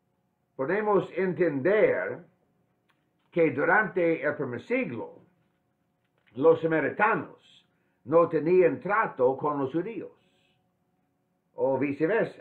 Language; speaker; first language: Spanish; non-native, fluent; English